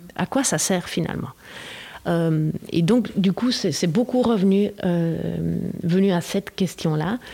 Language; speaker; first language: French; non-native, fluent; Spanish